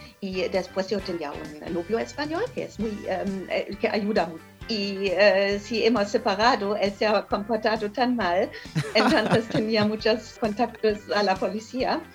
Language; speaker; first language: Spanish; non-native, learner; German